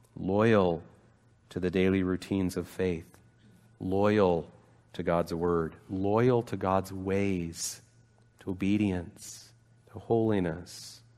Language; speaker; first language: English; native; English